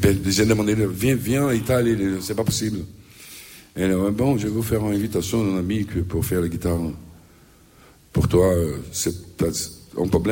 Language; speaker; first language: French; non-native, learner; Portuguese